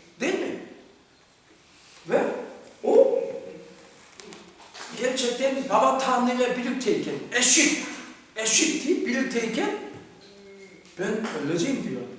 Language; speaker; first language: Turkish; non-native, fluent; Korean